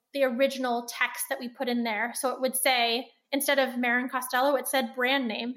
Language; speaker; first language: English; native; English